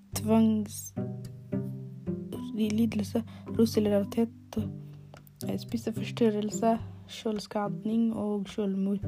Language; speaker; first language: Norwegian; non-native, learner; Arabic